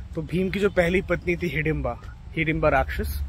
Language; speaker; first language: Hindi; non-native, local second language; Bangla